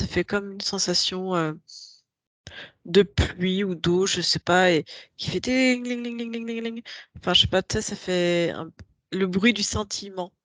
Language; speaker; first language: French; native; French